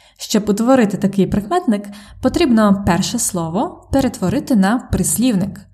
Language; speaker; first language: Ukrainian; native; Ukrainian